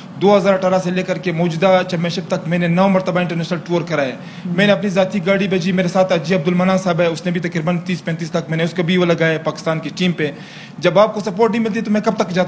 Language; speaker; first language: Urdu; native; Urdu